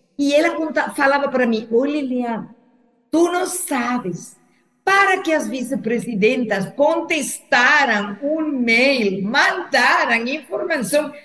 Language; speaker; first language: Portuguese; non-native, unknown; Spanish